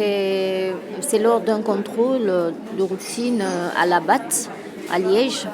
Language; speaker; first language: French; non-native, local second language; Fula